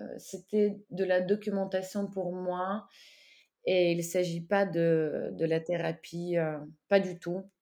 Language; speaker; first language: French; non-native, fluent; Ukrainian